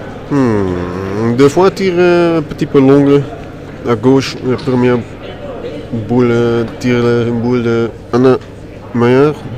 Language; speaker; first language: French; non-native, learner; Dutch